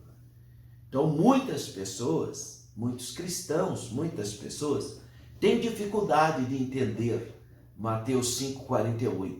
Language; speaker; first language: Portuguese; native; Portuguese